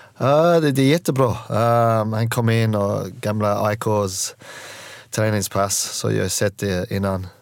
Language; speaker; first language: Swedish; non-native, learner; English